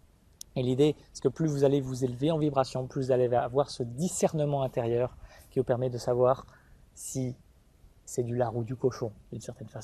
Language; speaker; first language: French; native; French